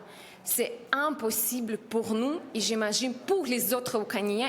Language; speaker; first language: French; non-native, learner; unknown